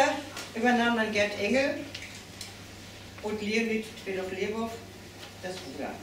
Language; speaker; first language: German; native; German